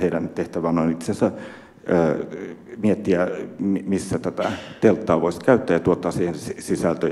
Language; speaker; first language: Finnish; native; Finnish